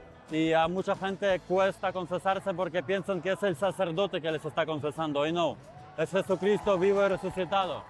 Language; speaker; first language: Spanish; non-native, fluent; Ukrainian